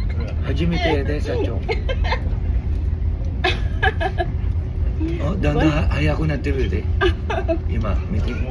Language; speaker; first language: Japanese; non-native, fluent; Filipino